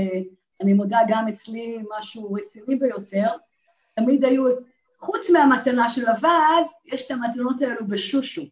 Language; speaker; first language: Hebrew; native; Hebrew